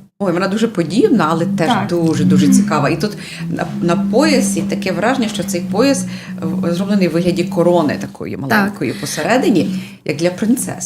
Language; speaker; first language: Ukrainian; native; Ukrainian